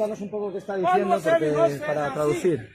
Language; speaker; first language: Spanish; native; Spanish